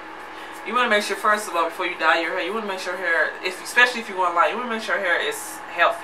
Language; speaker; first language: English; native; English